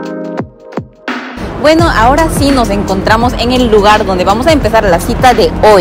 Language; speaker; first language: Spanish; non-native, fluent; Korean